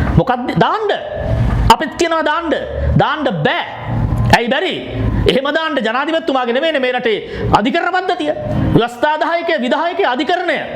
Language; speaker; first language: Sinhala; native; Sinhala